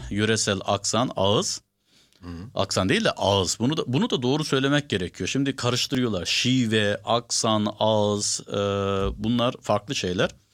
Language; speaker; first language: Turkish; native; Turkish